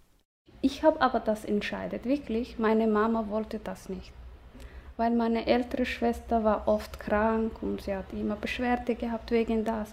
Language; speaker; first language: German; non-native, learner; Somali